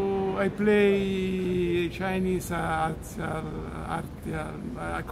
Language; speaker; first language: English; non-native, learner; Italian